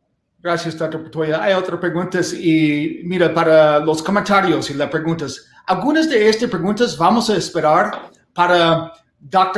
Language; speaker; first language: Spanish; non-native, fluent; English